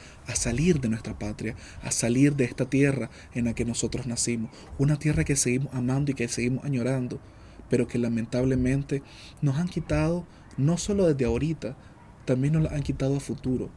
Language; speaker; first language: Spanish; native; Spanish